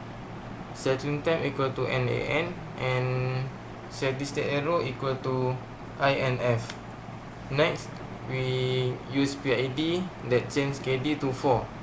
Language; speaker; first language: English; non-native, learner; Malay